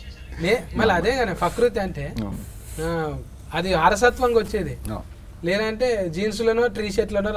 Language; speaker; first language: Telugu; native; Telugu